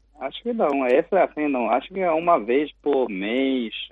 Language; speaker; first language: Portuguese; non-native, learner; Chinese